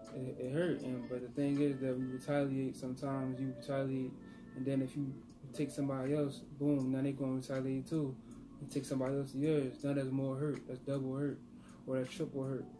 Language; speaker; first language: English; native; English